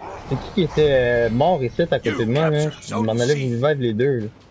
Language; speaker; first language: French; native; French